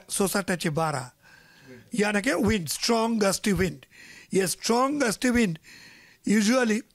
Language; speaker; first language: Hindi; non-native, local second language; Marathi